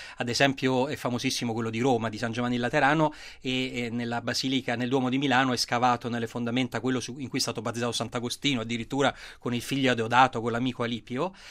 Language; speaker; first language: Italian; native; Italian